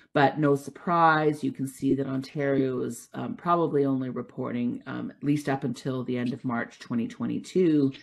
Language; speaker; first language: English; native; English